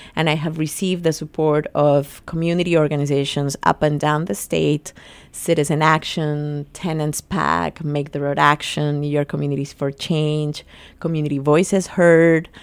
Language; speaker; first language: English; early bilingual, other home language; Spanish